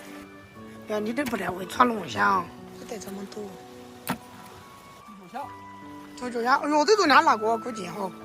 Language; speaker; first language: Chinese; native; Chinese